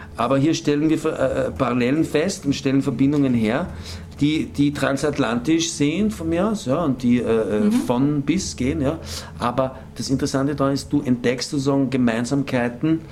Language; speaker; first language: German; native; German